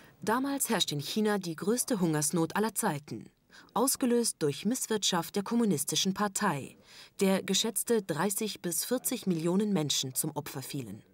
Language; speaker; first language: German; native; German